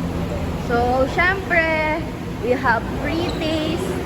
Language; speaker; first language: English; non-native, local second language; Filipino